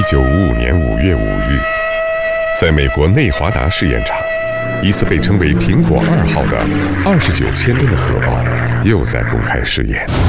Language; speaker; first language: Chinese; native; Chinese